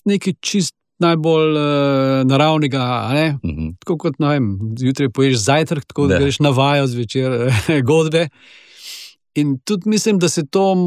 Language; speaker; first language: Slovenian; native; Slovenian